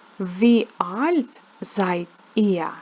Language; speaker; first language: German; non-native, fluent; Ukrainian